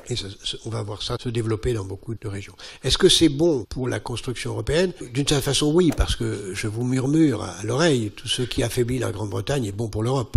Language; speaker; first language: French; native; French